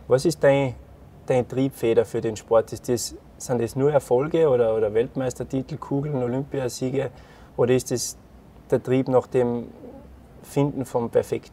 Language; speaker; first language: German; native; German